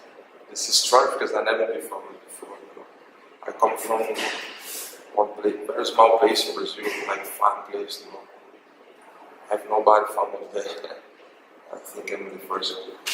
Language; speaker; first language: English; non-native, learner; Portuguese